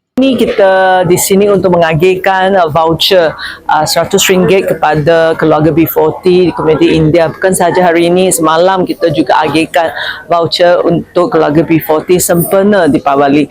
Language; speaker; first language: Malay; non-native, local second language; Chinese